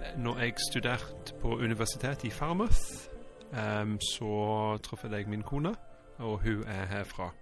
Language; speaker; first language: Norwegian; non-native, fluent; English